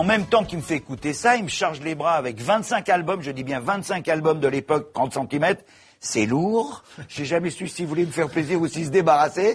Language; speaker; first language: French; native; French